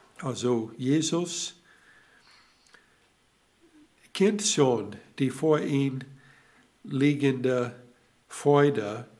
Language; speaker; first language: German; non-native, learner; English